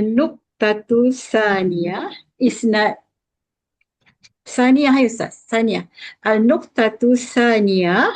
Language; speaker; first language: Arabic; non-native, learner; Malay